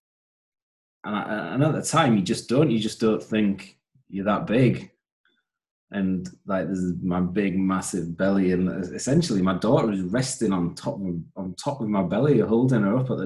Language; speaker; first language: English; native; English